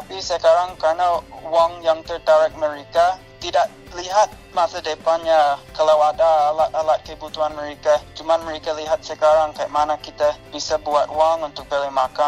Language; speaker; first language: Indonesian; non-native, fluent; English